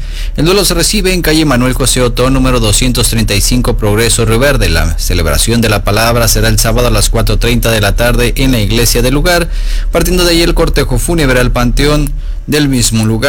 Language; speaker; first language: Spanish; native; Spanish